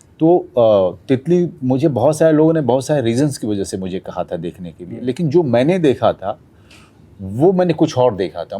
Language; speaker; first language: Hindi; native; Hindi